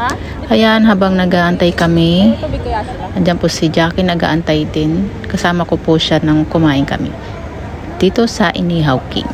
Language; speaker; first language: Filipino; native; Filipino